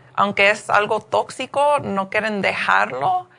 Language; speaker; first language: Spanish; early bilingual, heritage; Spanish